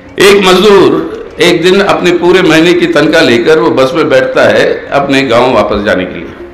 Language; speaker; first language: Hindi; non-native, local second language; Telugu